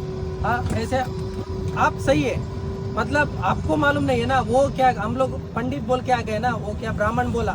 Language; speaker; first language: Hindi; non-native, local second language; Kannada